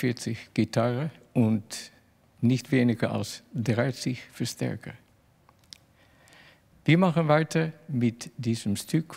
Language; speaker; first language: German; non-native, fluent; Dutch